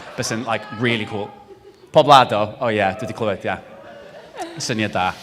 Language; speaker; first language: Welsh; non-native, local second language; English